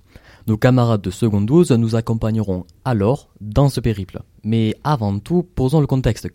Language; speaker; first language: French; native; French